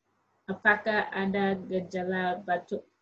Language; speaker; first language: Indonesian; non-native, learner; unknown